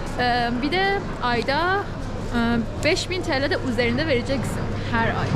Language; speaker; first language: Turkish; non-native, fluent; Persian